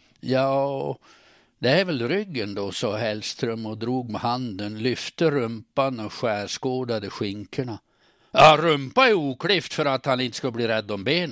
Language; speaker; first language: Swedish; native; Swedish